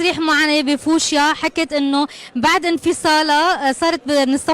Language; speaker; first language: Arabic; native; Arabic